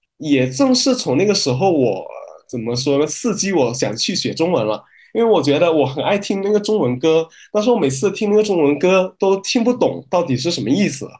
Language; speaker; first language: Chinese; non-native, fluent; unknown